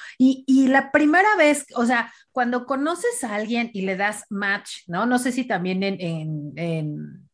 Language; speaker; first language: Spanish; native; Spanish